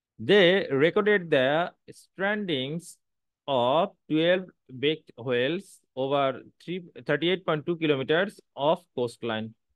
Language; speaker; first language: English; non-native, local second language; Bangla